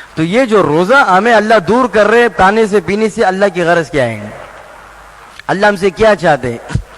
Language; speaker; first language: Urdu; non-native, local second language; Pashto